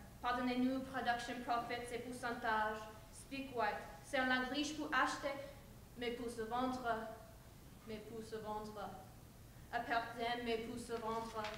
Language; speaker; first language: French; non-native, learner; English